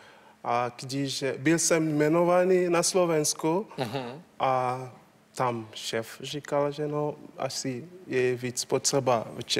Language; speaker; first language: Czech; non-native, learner; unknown